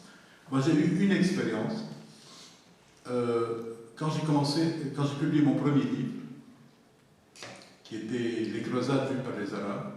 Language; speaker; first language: French; non-native, local second language; Arabic